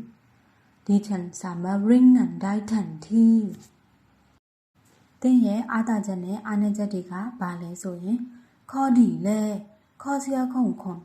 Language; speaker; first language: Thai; non-native, fluent; Burmese